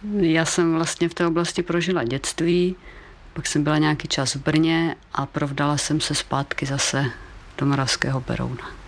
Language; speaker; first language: Czech; native; Czech